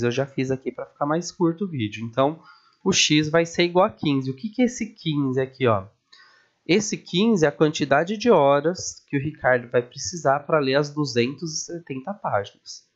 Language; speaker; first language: Portuguese; native; Portuguese